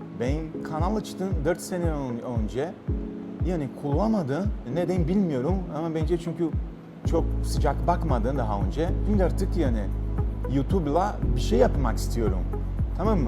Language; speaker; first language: Turkish; non-native, learner; Portuguese